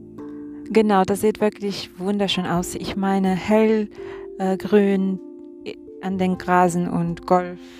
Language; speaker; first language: German; non-native, learner; Arabic